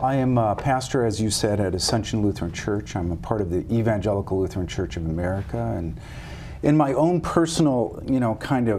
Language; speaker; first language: English; native; English